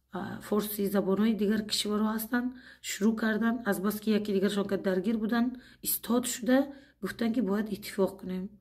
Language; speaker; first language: Tajik; non-native, fluent; Uzbek